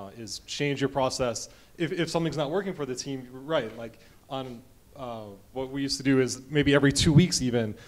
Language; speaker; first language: English; native; English